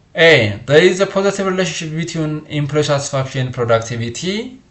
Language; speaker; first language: English; non-native, local second language; Amharic